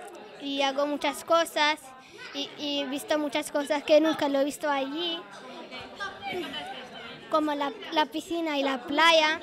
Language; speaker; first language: Spanish; non-native, learner; Arabic